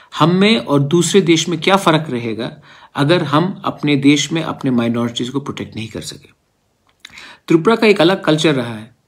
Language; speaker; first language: Hindi; non-native, local second language; Kok Borok